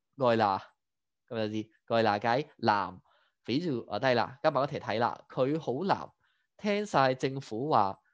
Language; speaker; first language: Vietnamese; non-native, fluent; Cantonese